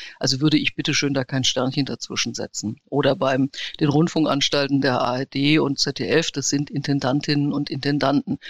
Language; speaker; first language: German; native; German